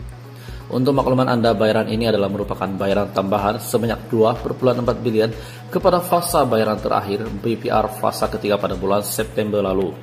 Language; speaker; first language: Malay; native; Malay